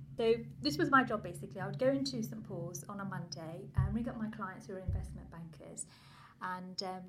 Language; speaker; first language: English; native; English